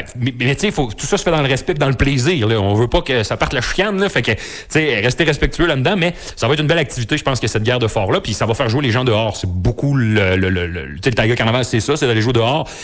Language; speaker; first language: French; native; French